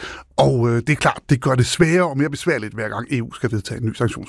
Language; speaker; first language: Danish; native; Danish